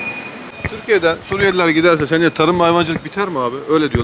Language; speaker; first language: Turkish; native; Turkish